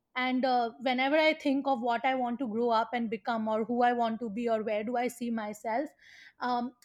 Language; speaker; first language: English; non-native, local second language; Hindi